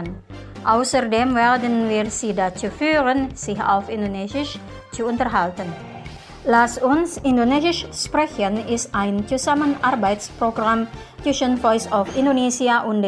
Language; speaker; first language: German; non-native, fluent; Indonesian